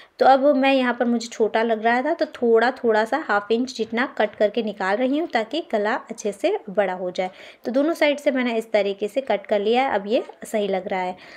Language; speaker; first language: Hindi; non-native, local second language; Gujarati